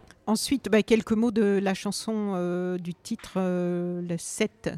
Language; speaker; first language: French; native; French